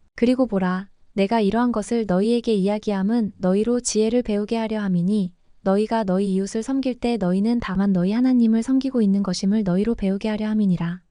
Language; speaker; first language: Korean; non-native, fluent; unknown